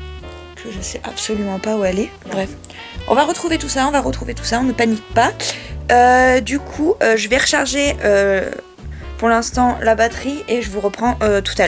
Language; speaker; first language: French; native; French